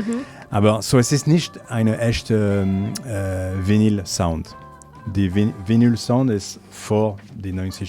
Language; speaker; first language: German; non-native, learner; French